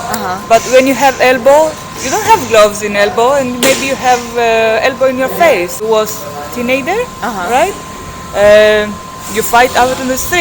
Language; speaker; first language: English; non-native, fluent; Greek